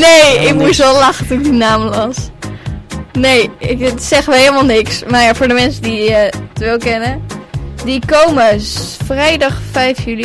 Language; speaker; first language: Dutch; native; Dutch